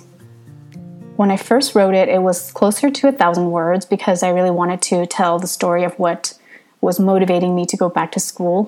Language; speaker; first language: English; early bilingual, other home language; Hmong